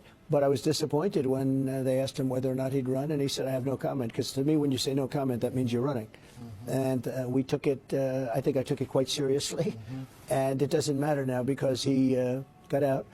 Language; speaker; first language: English; native; English